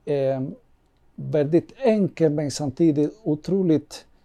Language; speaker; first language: Swedish; non-native, fluent; Spanish